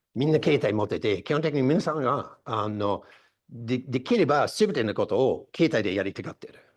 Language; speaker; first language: Japanese; non-native, fluent; English